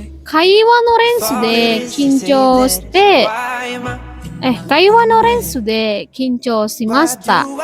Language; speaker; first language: Japanese; non-native, learner; Indonesian